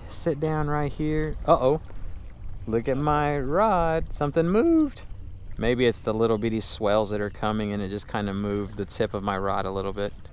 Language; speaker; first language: English; native; English